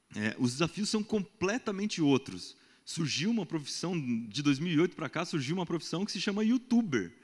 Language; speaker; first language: Portuguese; native; Portuguese